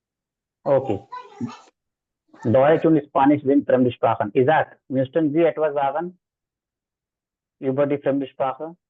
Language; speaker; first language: German; non-native, fluent; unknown